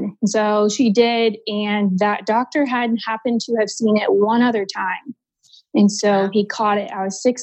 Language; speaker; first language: English; native; English